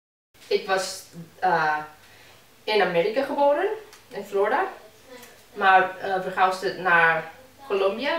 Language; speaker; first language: Dutch; non-native, fluent; Spanish